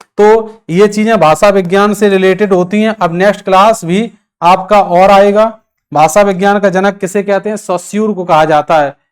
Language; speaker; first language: Hindi; native; Hindi